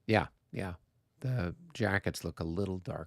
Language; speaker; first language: English; native; English